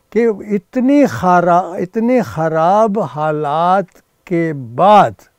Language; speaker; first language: Hindi; native; Hindi